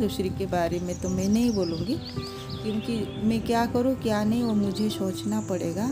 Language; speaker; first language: Hindi; non-native, local second language; Odia